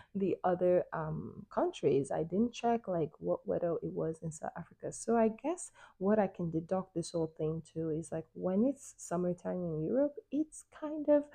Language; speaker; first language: English; non-native, local second language; Yoruba